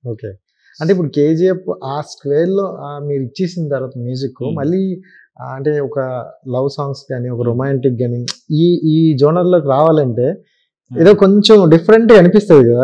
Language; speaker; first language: Telugu; native; Telugu